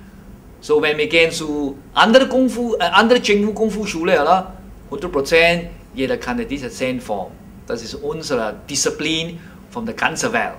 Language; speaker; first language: German; non-native, learner; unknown